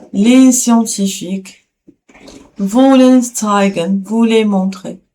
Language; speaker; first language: French; non-native, local second language; Arabic